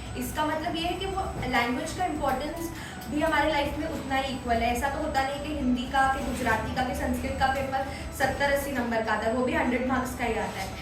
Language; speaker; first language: Hindi; native; Hindi